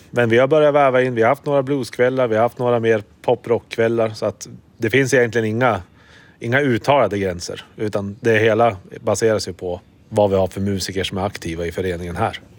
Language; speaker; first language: Swedish; native; Swedish